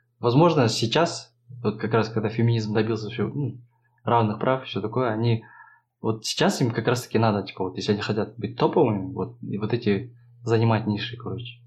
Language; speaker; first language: Russian; non-native, local second language; Kazakh